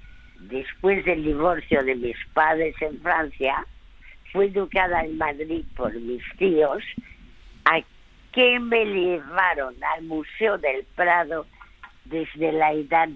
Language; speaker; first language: Spanish; early bilingual, other home language; French